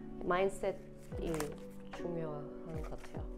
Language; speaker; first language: Korean; non-native, fluent; Thai